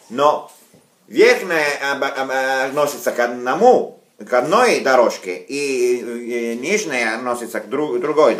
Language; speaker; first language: Russian; non-native, fluent; Italian